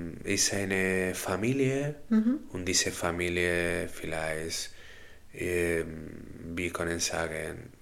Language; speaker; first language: German; non-native, learner; Spanish